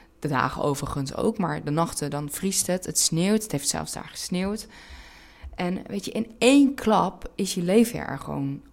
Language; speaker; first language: Dutch; early bilingual, other home language; Turkish